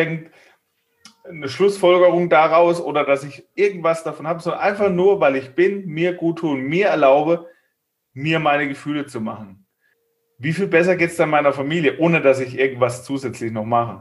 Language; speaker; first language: German; native; German